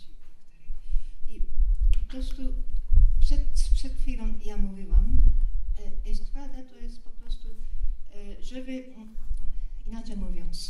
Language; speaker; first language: Polish; non-native, fluent; Japanese